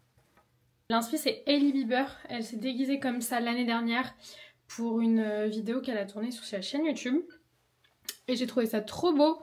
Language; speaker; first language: French; native; French